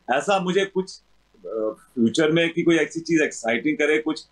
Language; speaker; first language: Hindi; native; Hindi